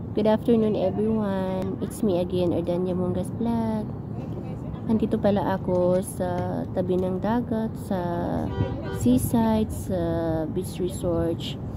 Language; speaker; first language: Filipino; non-native, local second language; Cebuano